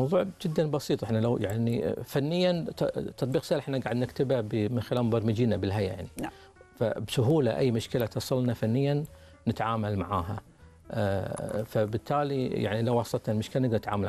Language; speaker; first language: Arabic; native; Arabic